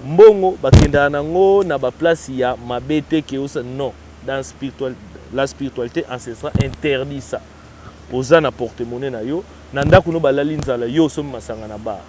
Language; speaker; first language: Lingala; non-native, local second language; Kongo